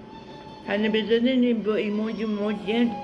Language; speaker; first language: Malay; native; Malay